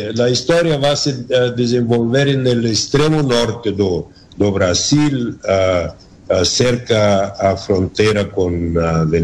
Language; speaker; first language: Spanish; non-native, learner; Bulgarian